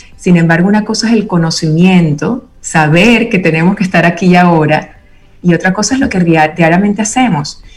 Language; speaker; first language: Spanish; native; Spanish